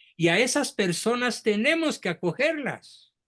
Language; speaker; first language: Spanish; native; Spanish